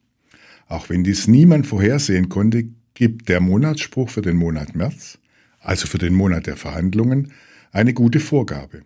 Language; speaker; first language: German; native; German